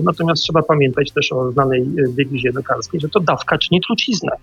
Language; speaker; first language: Polish; native; Polish